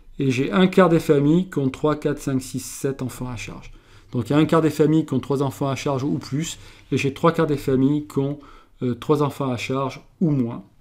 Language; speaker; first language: French; native; French